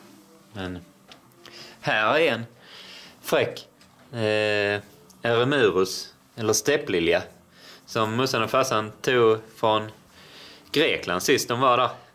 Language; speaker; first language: Swedish; native; Swedish